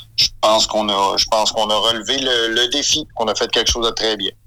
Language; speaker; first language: French; native; French